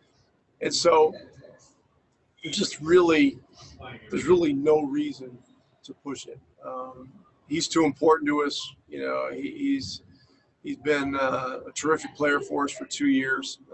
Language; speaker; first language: English; native; English